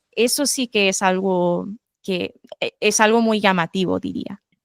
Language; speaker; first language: Spanish; non-native, fluent; English